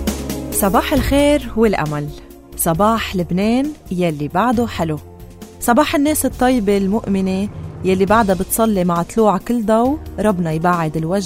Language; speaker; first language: Arabic; native; Arabic